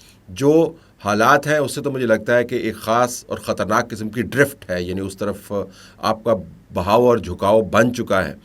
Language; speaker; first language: Urdu; native; Urdu